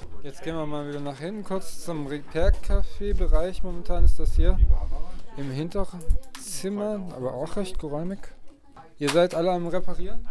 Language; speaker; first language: German; native; German